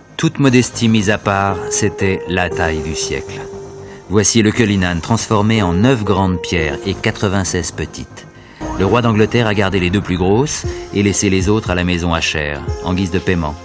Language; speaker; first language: French; native; French